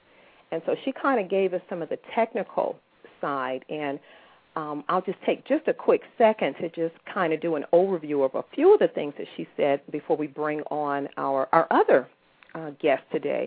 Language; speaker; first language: English; native; English